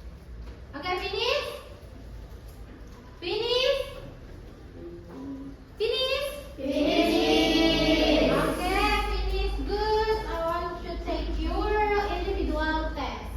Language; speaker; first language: English; non-native, learner; Indonesian